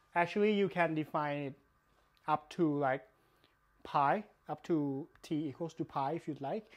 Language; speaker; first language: English; non-native, fluent; Thai